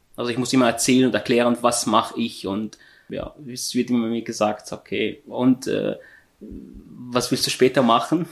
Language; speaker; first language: German; non-native, fluent; Arabic